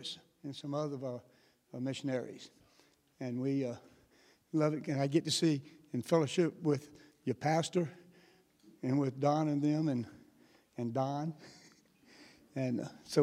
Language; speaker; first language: English; native; English